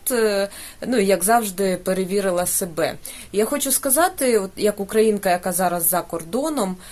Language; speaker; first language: Ukrainian; native; Ukrainian